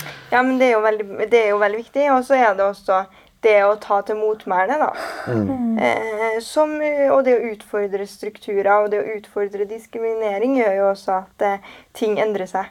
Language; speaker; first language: Norwegian; native; Norwegian